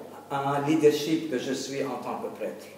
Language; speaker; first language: French; non-native, local second language; Arabic